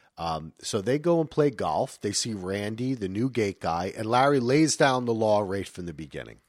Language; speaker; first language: English; native; English